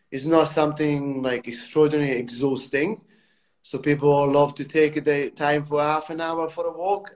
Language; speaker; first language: English; non-native, fluent; Italian